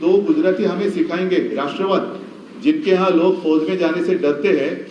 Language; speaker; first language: Hindi; non-native, local second language; Marathi